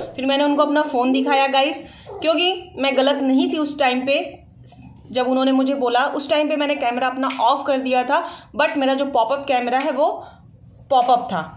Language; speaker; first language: Hindi; native; Hindi